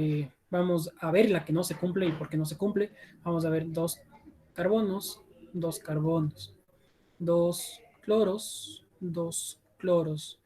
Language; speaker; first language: Spanish; native; Spanish